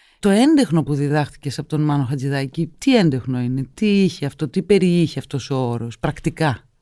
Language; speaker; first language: Greek; native; Greek